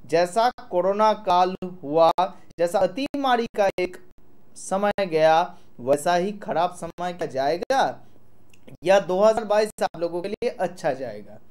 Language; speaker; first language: Hindi; non-native, local second language; Bangla